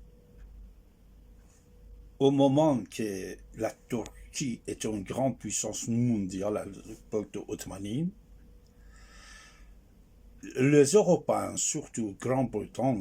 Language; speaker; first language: French; non-native, fluent; Persian